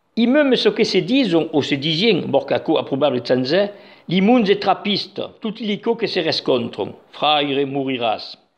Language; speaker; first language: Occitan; native; Occitan